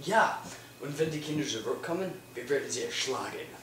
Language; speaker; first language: German; non-native, learner; English